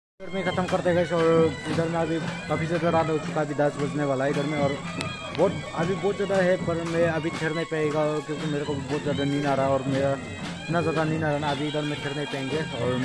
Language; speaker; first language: Hindi; non-native, local second language; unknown